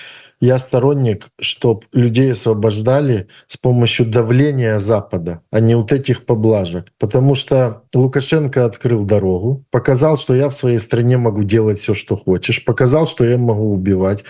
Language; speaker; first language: Russian; native; Russian